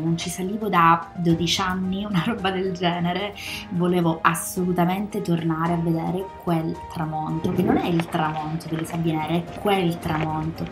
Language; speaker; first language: Italian; native; Italian